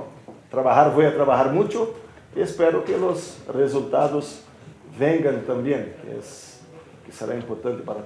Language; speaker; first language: Spanish; non-native, fluent; Portuguese